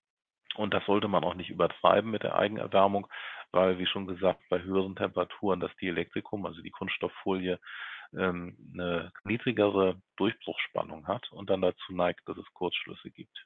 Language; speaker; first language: German; native; German